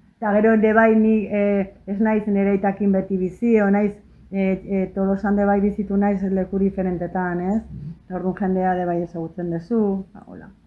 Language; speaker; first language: Basque; native; Basque